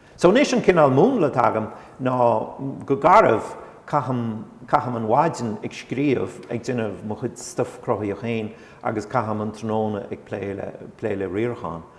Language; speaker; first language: Irish; non-native, local second language; English